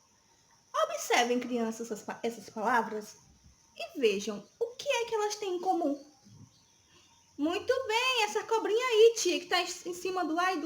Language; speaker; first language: Portuguese; native; Portuguese